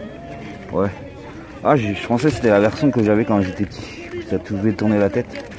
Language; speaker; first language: French; native; French